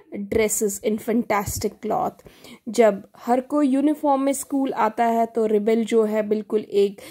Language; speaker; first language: Hindi; native; Hindi